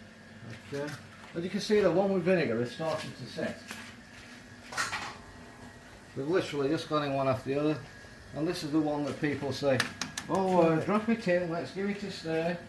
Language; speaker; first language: English; native; English